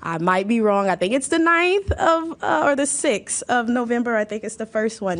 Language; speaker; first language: English; native; English